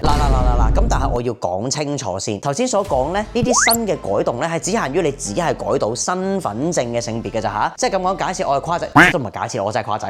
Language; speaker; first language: Cantonese; native; Cantonese